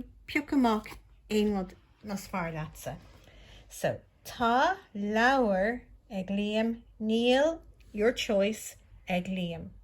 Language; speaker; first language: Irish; non-native, local second language; English